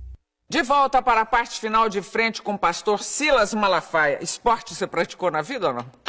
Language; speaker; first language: Portuguese; native; Portuguese